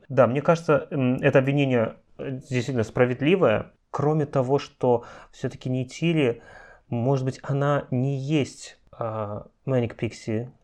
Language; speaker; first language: Russian; native; Russian